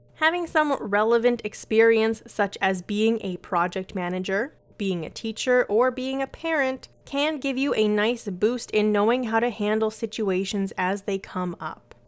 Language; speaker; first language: English; native; English